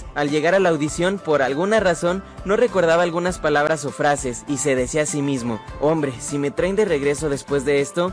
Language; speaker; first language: Spanish; native; Spanish